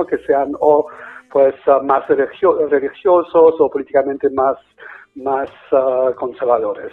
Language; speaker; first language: Spanish; non-native, fluent; German